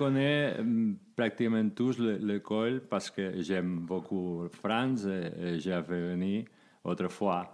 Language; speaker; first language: French; non-native, learner; Spanish